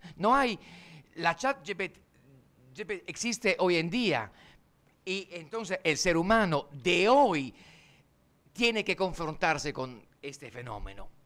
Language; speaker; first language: Spanish; non-native, fluent; Italian